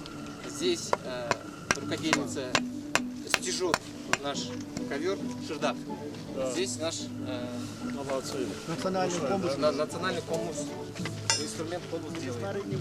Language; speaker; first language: Russian; non-native, local second language; Kyrgyz